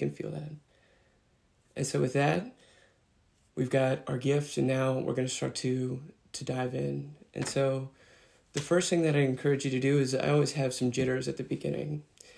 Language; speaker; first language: English; native; English